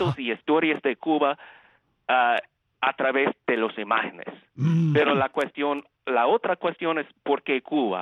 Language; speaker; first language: Spanish; early bilingual, heritage; Spanish